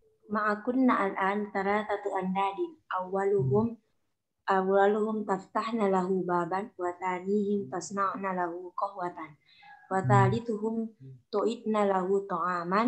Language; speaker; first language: Arabic; non-native, learner; Indonesian